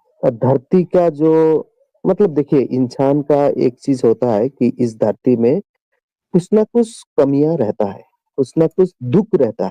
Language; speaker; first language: Hindi; non-native, local second language; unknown